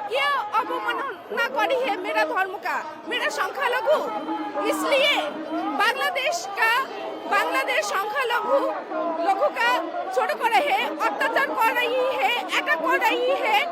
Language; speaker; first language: Hindi; non-native, learner; Bangla